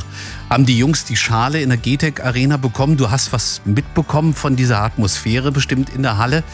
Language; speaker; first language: German; native; German